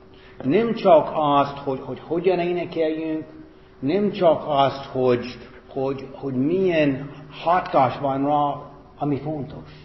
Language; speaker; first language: Hungarian; non-native, fluent; English